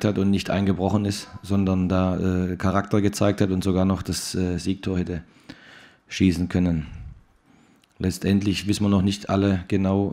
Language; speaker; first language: German; native; German